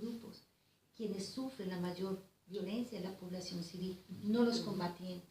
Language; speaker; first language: Spanish; native; Spanish